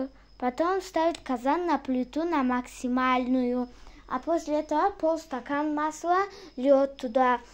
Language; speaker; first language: Russian; non-native, learner; Tajik